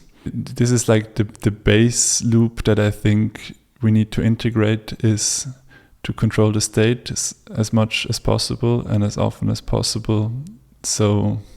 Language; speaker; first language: English; non-native, fluent; German